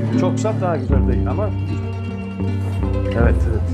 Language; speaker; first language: Turkish; non-native, learner; French